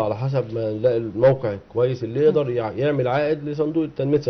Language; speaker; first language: Arabic; native; Arabic